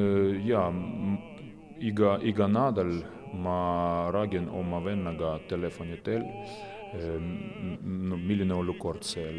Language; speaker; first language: Estonian; non-native, fluent; Russian